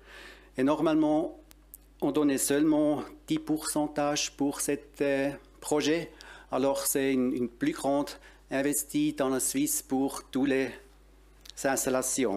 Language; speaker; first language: French; non-native, local second language; German